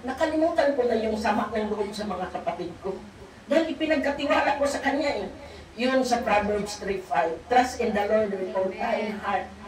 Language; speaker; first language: Filipino; non-native, local second language; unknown